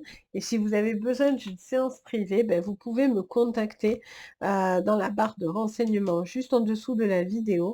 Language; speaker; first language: French; native; French